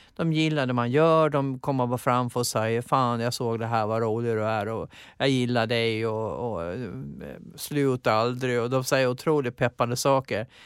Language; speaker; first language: Swedish; native; Swedish